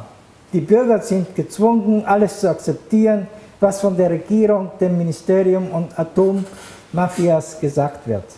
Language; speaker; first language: German; non-native, fluent; Japanese